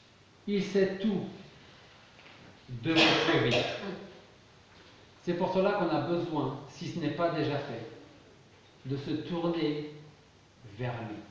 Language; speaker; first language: French; native; French